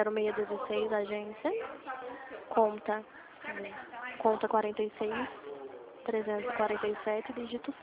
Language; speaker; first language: Portuguese; native; Portuguese